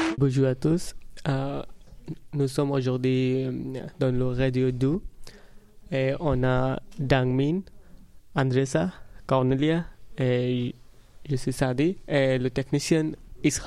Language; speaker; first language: French; non-native, learner; Bangla